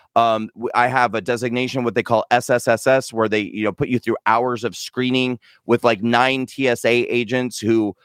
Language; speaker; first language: English; native; English